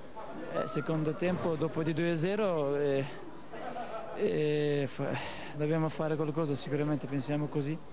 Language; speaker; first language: Italian; non-native, fluent; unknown